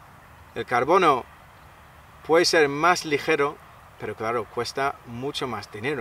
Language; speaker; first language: Spanish; non-native, fluent; English